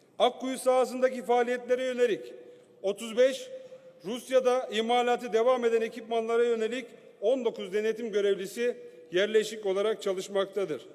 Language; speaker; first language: Turkish; native; Turkish